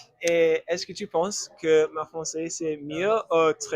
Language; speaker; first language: French; non-native, learner; English